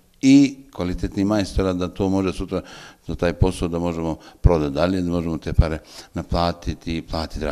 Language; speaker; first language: Croatian; native; Croatian